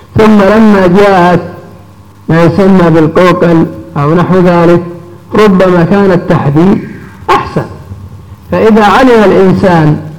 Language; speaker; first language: Arabic; native; Arabic